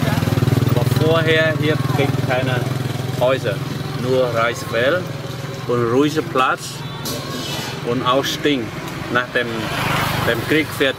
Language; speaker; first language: German; non-native, learner; Khmer